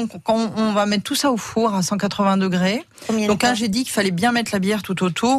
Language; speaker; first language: French; native; French